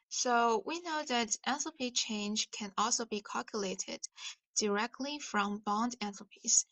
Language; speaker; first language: English; non-native, fluent; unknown